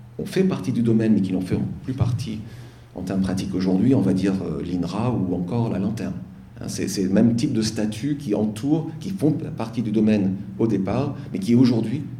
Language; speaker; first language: French; non-native, fluent; English